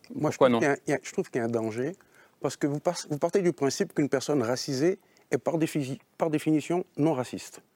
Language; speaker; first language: French; native; French